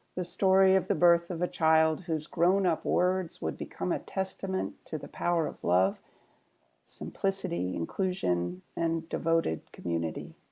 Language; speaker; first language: English; native; English